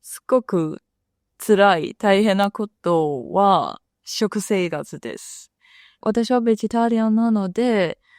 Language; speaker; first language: Japanese; non-native, fluent; Chinese